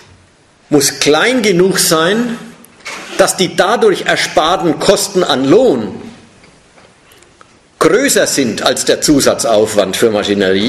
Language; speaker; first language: German; native; German